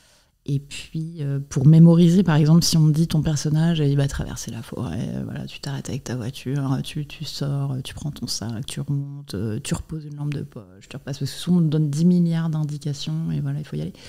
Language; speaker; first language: French; native; French